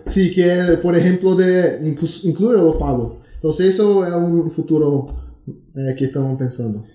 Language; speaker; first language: Spanish; non-native, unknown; Portuguese